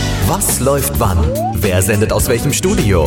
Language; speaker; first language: German; native; German